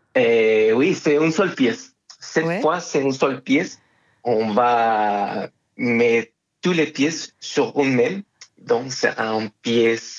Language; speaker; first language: French; non-native, fluent; Spanish